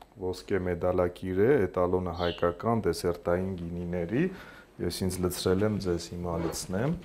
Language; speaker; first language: Armenian; native; Armenian